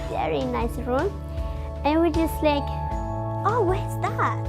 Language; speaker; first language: English; non-native, local second language; Hmong